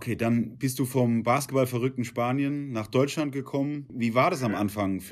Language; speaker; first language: German; native; German